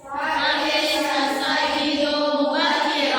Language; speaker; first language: Arabic; non-native, learner; Indonesian